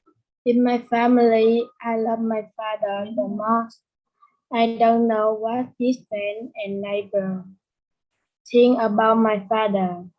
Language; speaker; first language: English; non-native, learner; Vietnamese